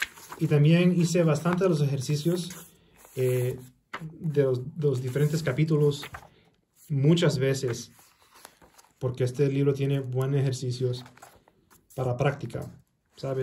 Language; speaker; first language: Spanish; early bilingual, heritage; Spanish